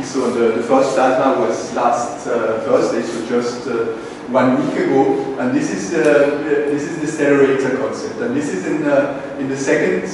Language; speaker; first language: English; non-native, fluent; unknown